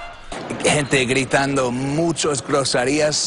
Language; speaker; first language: Spanish; non-native, learner; English